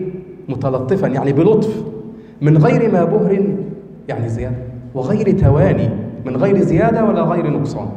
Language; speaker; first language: Arabic; native; Arabic